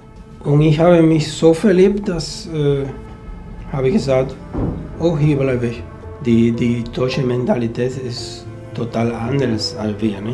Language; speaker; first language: German; non-native, fluent; Spanish